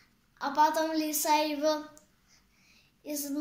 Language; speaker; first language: Russian; non-native, learner; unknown